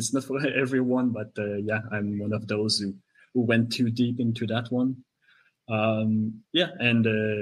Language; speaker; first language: English; non-native, fluent; French